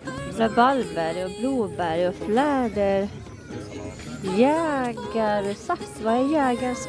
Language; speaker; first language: Swedish; non-native, learner; Japanese